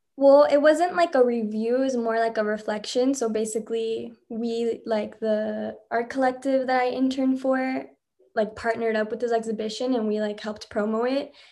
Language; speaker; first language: English; early bilingual, other home language; Spanish